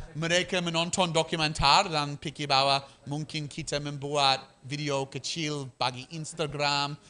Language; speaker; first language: Indonesian; non-native, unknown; English